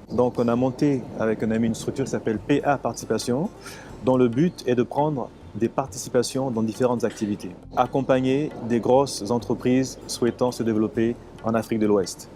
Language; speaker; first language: French; early bilingual, other home language; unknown